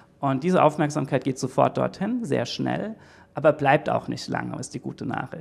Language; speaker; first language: German; native; German